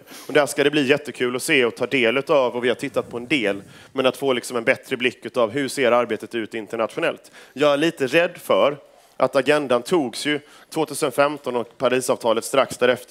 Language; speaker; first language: Swedish; native; Swedish